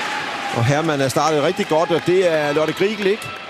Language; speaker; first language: Danish; native; Danish